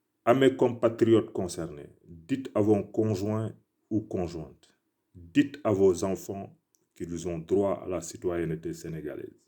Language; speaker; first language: French; non-native, local second language; Wolof